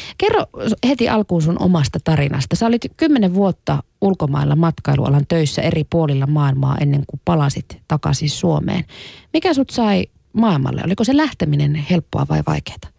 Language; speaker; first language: Finnish; native; Finnish